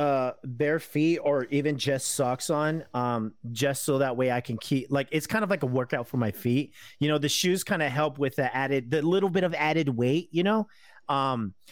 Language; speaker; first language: English; native; English